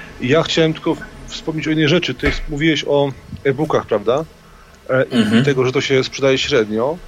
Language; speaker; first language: Polish; native; Polish